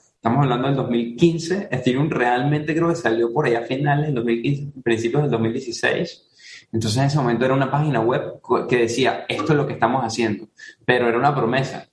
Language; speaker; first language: Spanish; native; Spanish